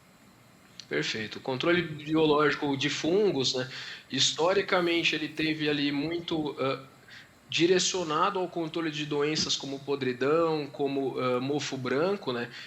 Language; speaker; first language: Portuguese; native; Portuguese